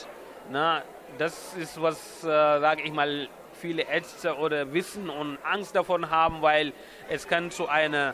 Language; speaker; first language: German; non-native, fluent; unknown